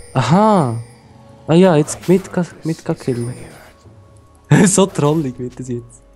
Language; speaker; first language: German; native; German